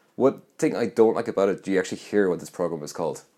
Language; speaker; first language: English; native; English